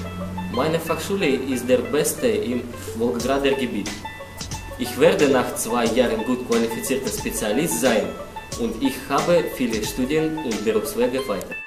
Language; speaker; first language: German; non-native, learner; Russian